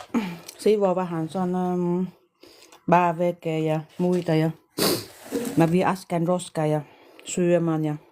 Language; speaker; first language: Finnish; non-native, learner; Vietnamese